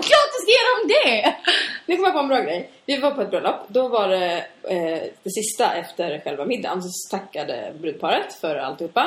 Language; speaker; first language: Swedish; native; Swedish